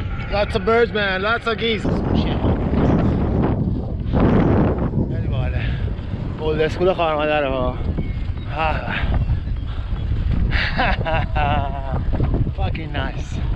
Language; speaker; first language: English; non-native, fluent; Persian